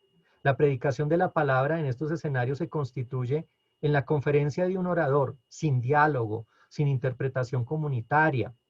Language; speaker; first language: Spanish; native; Spanish